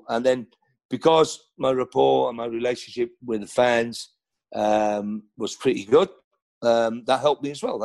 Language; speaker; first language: English; non-native, local second language; Welsh